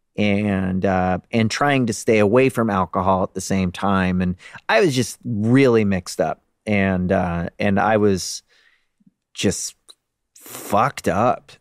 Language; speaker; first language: English; native; English